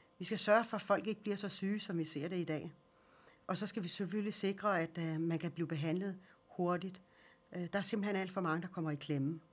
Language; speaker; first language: Danish; early bilingual, other home language; Swedish